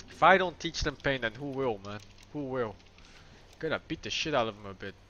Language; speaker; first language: English; early bilingual, heritage; Dutch